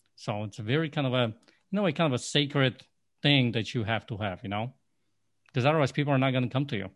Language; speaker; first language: English; non-native, fluent; Polish